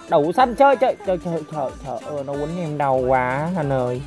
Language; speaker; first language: Vietnamese; native; Vietnamese